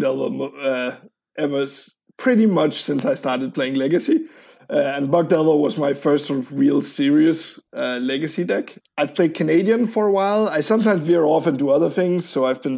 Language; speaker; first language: English; non-native, fluent; Danish